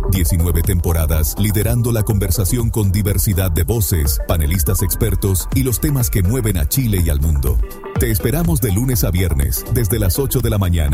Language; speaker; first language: Spanish; native; Spanish